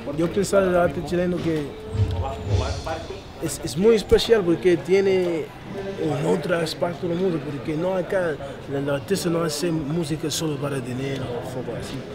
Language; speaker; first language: Spanish; non-native, learner; English